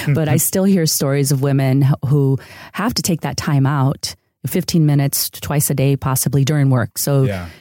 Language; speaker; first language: English; early bilingual, other home language; Spanish